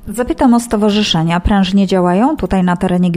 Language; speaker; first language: Polish; native; Polish